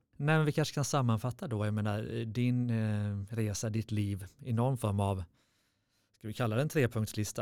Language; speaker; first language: Swedish; native; Swedish